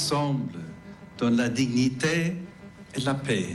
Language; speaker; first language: French; non-native, fluent; English